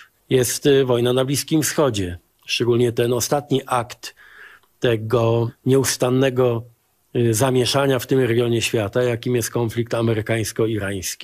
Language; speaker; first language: Polish; native; Polish